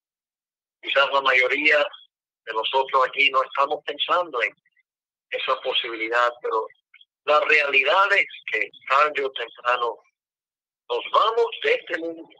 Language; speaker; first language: Spanish; non-native, fluent; English